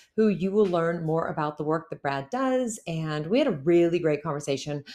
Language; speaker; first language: English; native; English